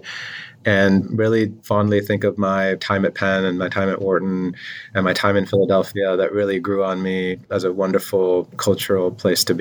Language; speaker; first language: English; non-native, local second language; Urdu